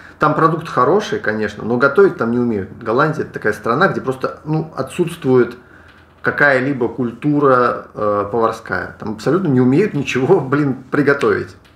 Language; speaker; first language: Russian; native; Russian